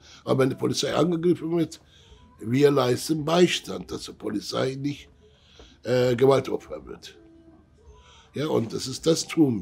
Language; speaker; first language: German; early bilingual, other home language; Turkish